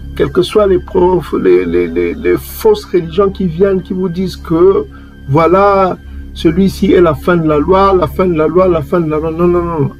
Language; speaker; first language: French; non-native, local second language; Kongo